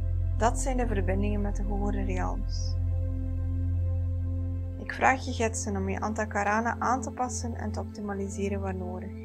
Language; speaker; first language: Dutch; native; Dutch